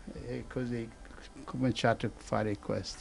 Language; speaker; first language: Italian; non-native, fluent; English